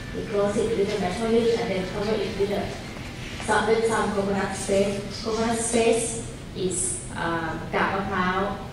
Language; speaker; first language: English; non-native, fluent; Thai